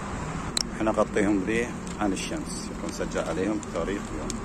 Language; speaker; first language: Arabic; native; Arabic